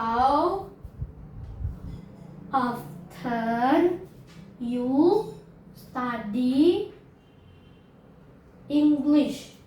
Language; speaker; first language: English; non-native, learner; Indonesian